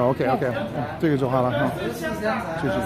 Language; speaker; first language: Chinese; non-native, learner; English